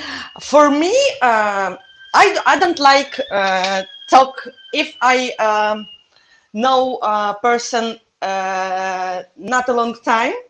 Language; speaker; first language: English; non-native, learner; Russian